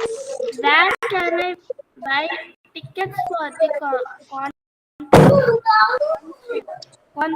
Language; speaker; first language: English; non-native, learner; Tamil